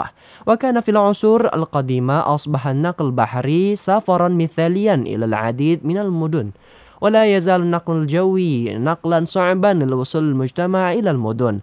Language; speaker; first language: Arabic; non-native, fluent; Indonesian